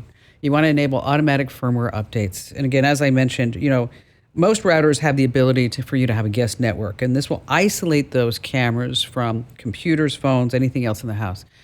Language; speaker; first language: English; native; English